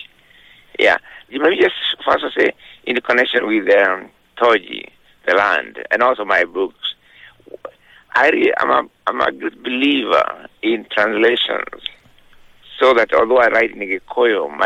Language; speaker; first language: English; non-native, local second language; Kikuyu